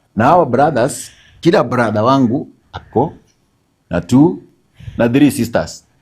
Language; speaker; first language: Swahili; non-native, local second language; Gusii